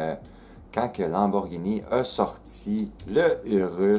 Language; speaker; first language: French; native; French